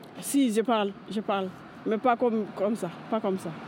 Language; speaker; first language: French; non-native, learner; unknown